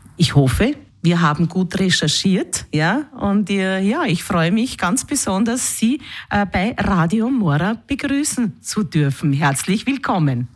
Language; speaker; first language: German; native; German